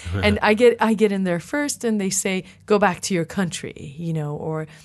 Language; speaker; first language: English; early bilingual, other home language; Persian